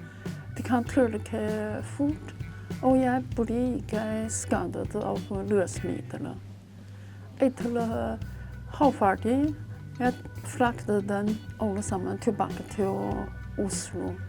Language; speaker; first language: Norwegian; non-native, learner; Chinese